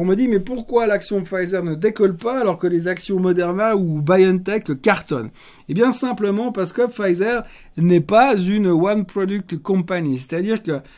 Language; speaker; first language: French; native; French